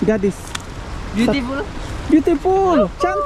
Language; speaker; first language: Indonesian; non-native, learner; Filipino